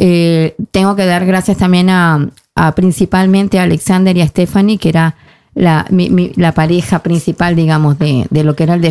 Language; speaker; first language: Spanish; native; Spanish